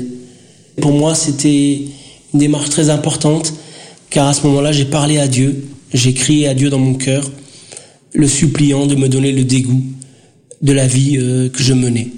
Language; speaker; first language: French; early bilingual, other home language; Portuguese